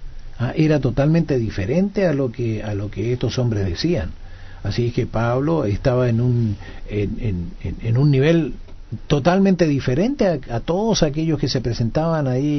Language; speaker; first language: Spanish; native; Spanish